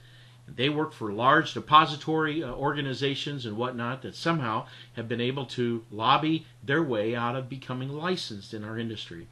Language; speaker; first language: English; native; English